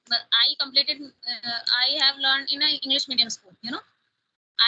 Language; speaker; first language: English; non-native, local second language; Hindi